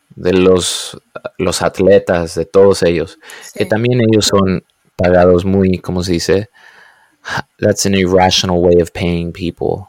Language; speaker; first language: Spanish; early bilingual, heritage; Spanish